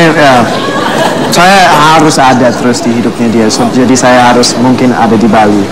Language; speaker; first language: Indonesian; non-native, fluent; English